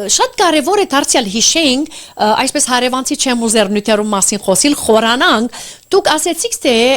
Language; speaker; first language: Armenian; early bilingual, heritage; Armenian